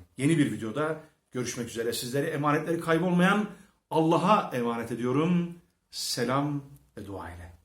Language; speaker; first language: Turkish; early bilingual, heritage; Turkish